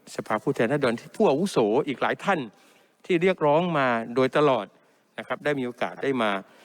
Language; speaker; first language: Thai; non-native, local second language; Pattani Malay